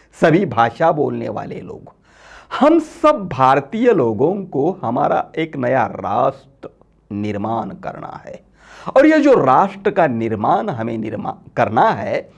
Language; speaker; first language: Hindi; non-native, local second language; Marathi